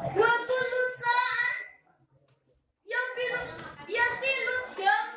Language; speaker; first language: Arabic; non-native, learner; Indonesian